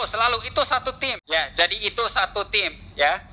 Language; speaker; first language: Indonesian; non-native, learner; English